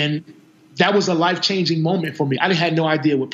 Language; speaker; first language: English; native; English